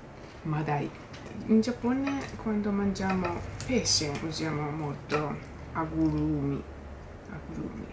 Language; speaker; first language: Italian; non-native, learner; Japanese